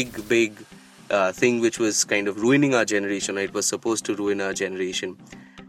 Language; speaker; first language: English; non-native, local second language; Bangla